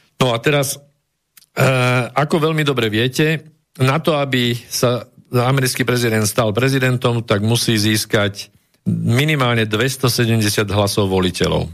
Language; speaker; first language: Slovak; native; Slovak